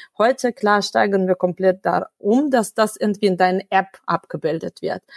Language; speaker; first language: German; non-native, fluent; Russian